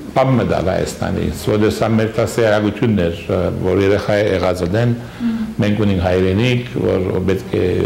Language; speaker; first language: Armenian; early bilingual, heritage; Armenian